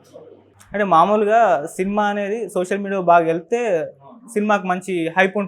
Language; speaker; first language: Telugu; native; Telugu